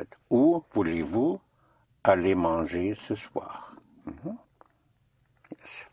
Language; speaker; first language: French; non-native, fluent; English